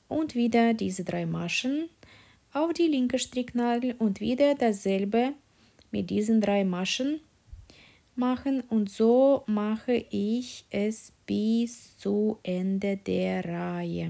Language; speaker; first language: German; non-native, fluent; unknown